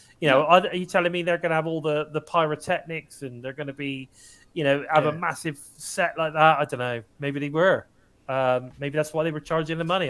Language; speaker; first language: English; native; English